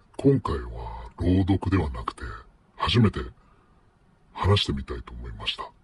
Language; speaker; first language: Japanese; non-native, fluent; English